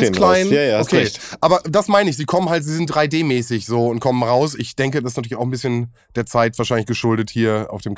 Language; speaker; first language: German; native; German